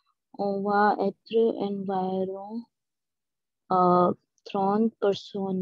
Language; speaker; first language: French; non-native, learner; Hindi